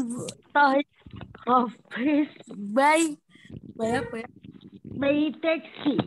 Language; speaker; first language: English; non-native, learner; Indonesian